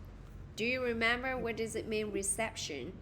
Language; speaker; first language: English; non-native, fluent; Vietnamese